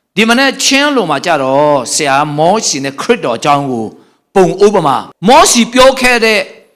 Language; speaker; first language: Burmese; non-native, local second language; Tedim Chin